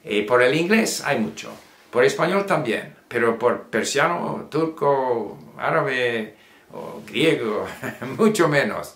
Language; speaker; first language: Spanish; non-native, fluent; English